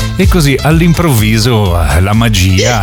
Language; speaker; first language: Italian; native; Italian